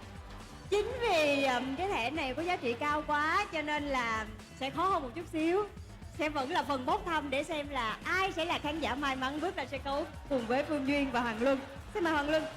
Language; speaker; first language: Vietnamese; native; Vietnamese